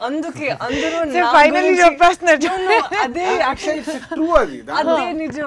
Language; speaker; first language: Telugu; non-native, learner; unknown